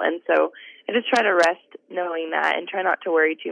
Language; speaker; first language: English; native; English